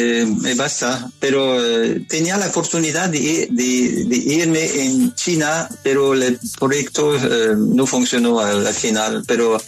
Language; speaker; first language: Spanish; non-native, learner; French